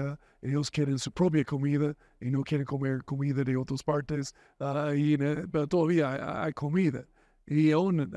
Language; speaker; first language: Spanish; non-native, fluent; English